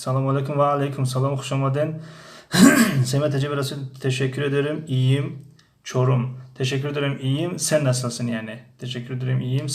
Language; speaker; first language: Turkish; non-native, fluent; Tajik